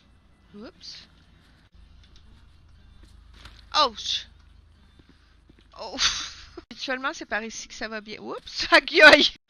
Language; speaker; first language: French; native; French